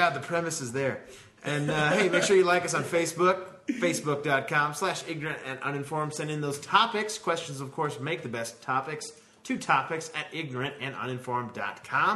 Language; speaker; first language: English; native; English